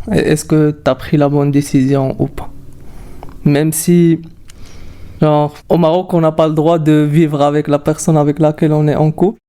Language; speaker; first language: French; non-native, local second language; Arabic